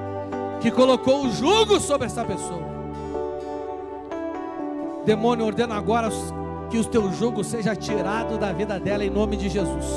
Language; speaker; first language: Portuguese; native; Portuguese